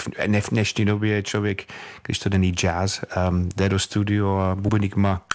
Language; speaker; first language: Czech; non-native, fluent; English